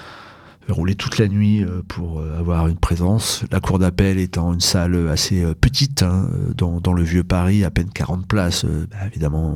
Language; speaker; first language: French; native; French